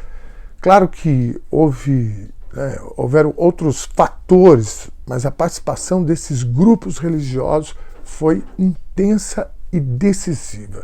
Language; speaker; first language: Portuguese; native; Portuguese